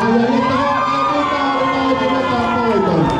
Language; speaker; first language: Finnish; native; Finnish